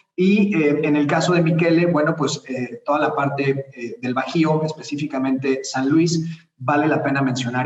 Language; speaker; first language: Spanish; native; Spanish